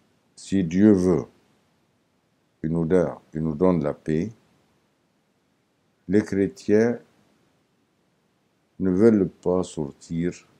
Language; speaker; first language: French; non-native, learner; Arabic